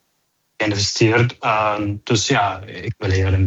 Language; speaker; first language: Dutch; non-native, fluent; Arabic